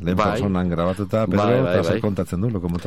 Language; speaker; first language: Basque; native; Basque